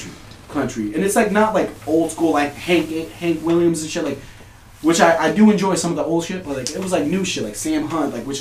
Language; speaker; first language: English; early bilingual, other home language; Spanish